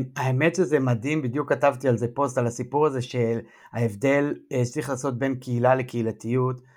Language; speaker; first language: Hebrew; native; Hebrew